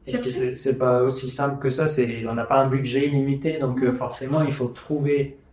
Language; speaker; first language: French; native; French